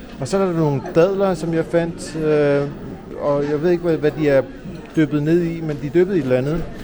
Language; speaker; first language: Danish; early bilingual, other home language; Urdu